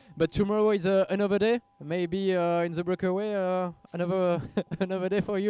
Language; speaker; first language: English; non-native, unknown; French